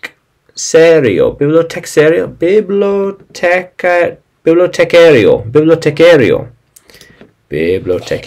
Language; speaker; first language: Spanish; non-native, learner; English